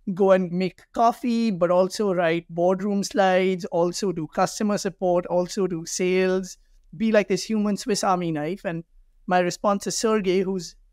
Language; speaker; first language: English; non-native, local second language; Hindi